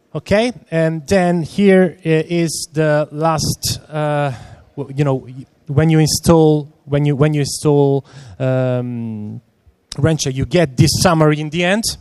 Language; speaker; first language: English; non-native, fluent; Italian